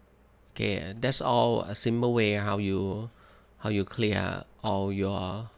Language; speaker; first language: English; non-native, fluent; Thai